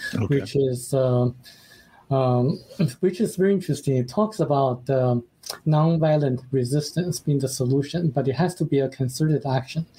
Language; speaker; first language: English; non-native, fluent; Chinese